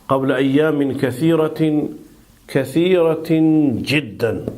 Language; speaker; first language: Arabic; non-native, fluent; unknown